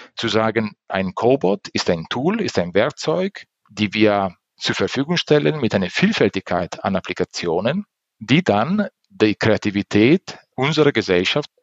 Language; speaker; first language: German; non-native, fluent; Italian